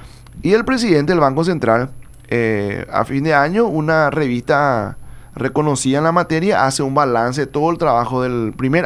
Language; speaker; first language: Spanish; native; Spanish